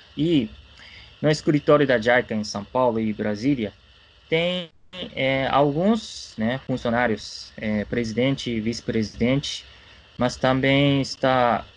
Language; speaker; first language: Portuguese; non-native, fluent; Japanese